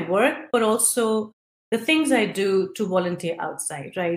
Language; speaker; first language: English; non-native, local second language; Hindi